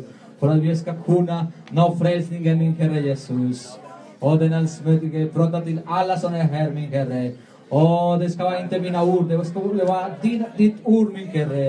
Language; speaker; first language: Swedish; non-native, learner; Spanish